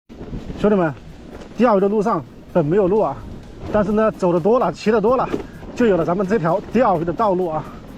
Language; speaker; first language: Chinese; native; Chinese